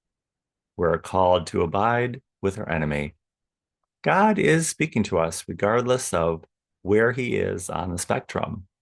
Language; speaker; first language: English; native; English